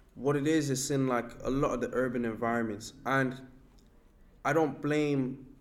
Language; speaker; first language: English; non-native, local second language; Yoruba